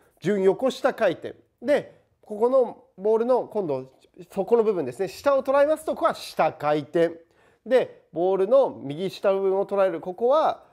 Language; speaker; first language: Japanese; native; Japanese